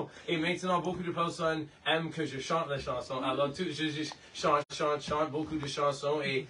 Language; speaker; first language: French; non-native, learner; English